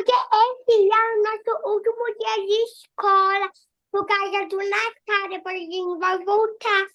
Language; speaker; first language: Portuguese; early bilingual, heritage; Portuguese